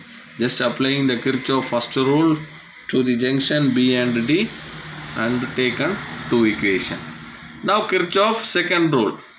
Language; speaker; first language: English; non-native, local second language; Tamil